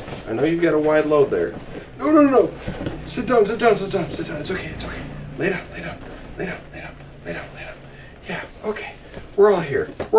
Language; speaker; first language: English; native; English